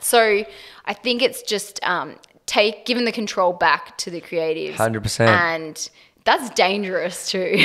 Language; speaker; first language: English; native; English